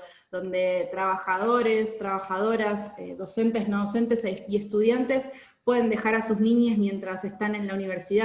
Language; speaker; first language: Spanish; native; Spanish